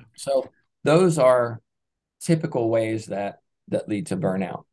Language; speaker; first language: English; native; English